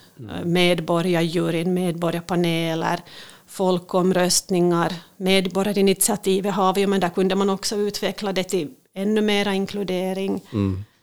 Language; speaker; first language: Swedish; native; Swedish